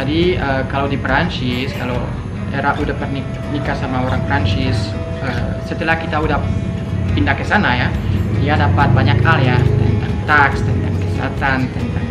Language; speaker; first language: Indonesian; non-native, fluent; French